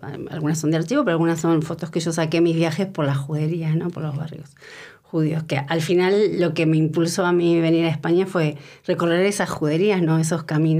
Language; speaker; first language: Spanish; native; Spanish